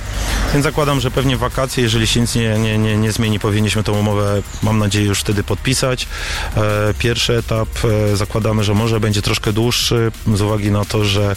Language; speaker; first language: Polish; native; Polish